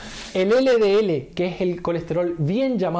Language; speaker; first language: Spanish; native; Spanish